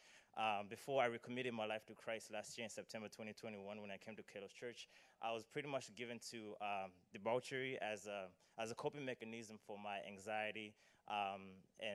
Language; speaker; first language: English; non-native, local second language; Nyanja